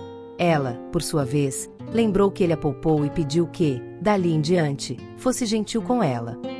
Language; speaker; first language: Portuguese; native; Portuguese